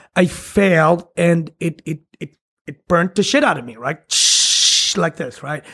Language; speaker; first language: English; non-native, fluent; Swedish